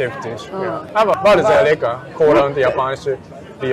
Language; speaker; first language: German; non-native, learner; Japanese